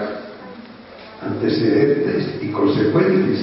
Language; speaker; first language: Spanish; native; Spanish